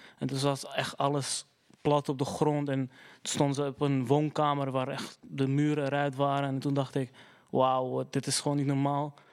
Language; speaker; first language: Dutch; early bilingual, other home language; Arabic